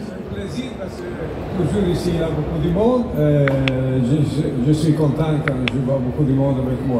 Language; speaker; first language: French; non-native, learner; Italian